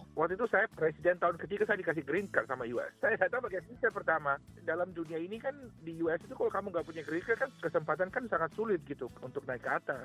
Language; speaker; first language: Indonesian; native; Indonesian